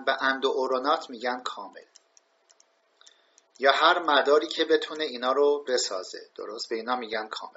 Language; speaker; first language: Persian; native; Persian